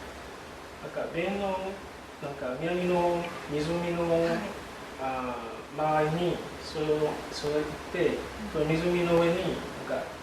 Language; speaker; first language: Japanese; non-native, learner; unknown